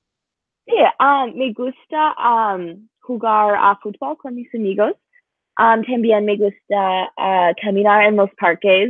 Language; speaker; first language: Spanish; non-native, learner; English